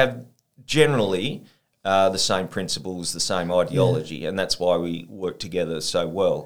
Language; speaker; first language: English; native; English